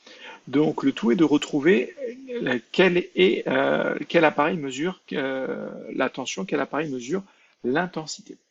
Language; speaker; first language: French; native; French